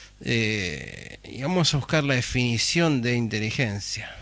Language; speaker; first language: Spanish; native; Spanish